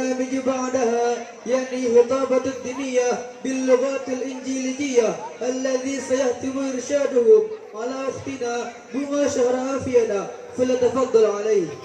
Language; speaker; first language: Arabic; non-native, learner; Indonesian